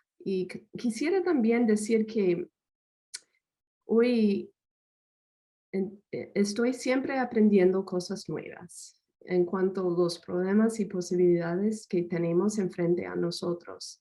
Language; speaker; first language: Spanish; non-native, fluent; English